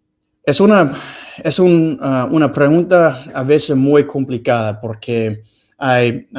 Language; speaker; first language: Spanish; non-native, fluent; English